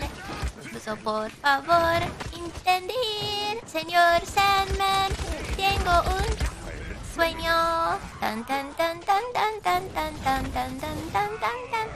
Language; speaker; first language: Spanish; non-native, learner; English